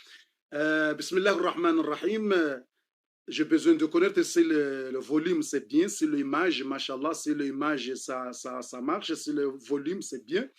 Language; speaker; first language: French; non-native, learner; Comorian